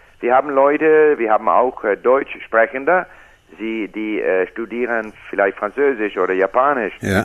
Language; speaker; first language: German; non-native, learner; English